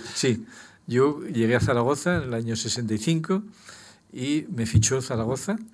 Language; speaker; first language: Spanish; native; Spanish